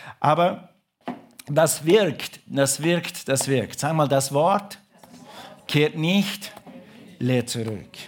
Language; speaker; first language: German; non-native, fluent; English